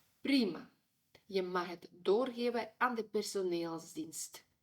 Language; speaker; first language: Dutch; non-native, fluent; Ukrainian